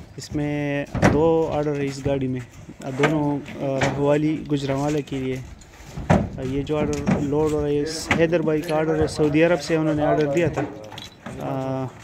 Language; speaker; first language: Urdu; non-native, local second language; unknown